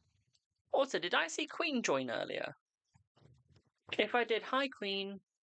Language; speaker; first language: English; native; English